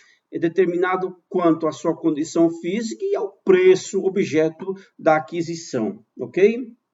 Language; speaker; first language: Portuguese; native; Portuguese